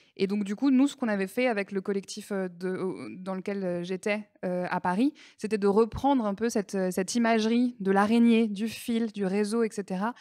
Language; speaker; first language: French; native; French